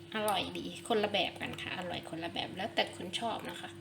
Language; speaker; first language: Thai; non-native, local second language; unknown